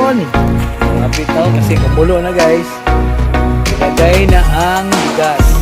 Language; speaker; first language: Filipino; non-native, local second language; Cebuano